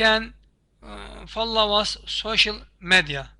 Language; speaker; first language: English; non-native, learner; Turkish